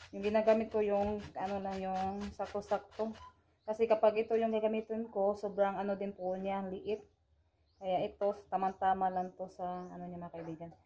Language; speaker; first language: Filipino; non-native, local second language; Cebuano